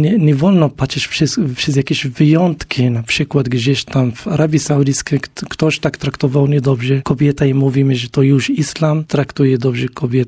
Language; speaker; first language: Polish; non-native, learner; Arabic